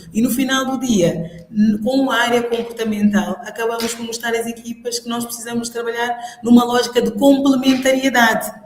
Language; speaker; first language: Portuguese; non-native, local second language; Upper Guinea Crioulo